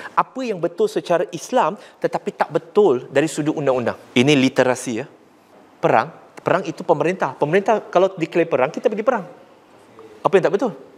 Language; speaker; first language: Malay; non-native, local second language; Chinese